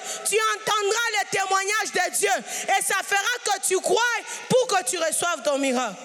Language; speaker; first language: French; non-native, local second language; Swahili